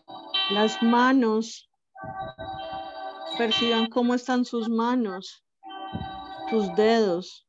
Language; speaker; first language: Spanish; native; Spanish